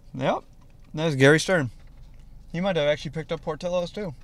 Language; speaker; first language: English; native; English